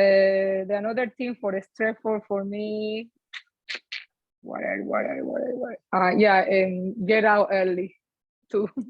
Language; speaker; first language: English; non-native, learner; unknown